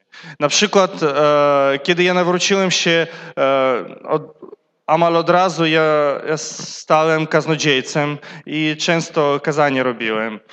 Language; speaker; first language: Polish; non-native, learner; Russian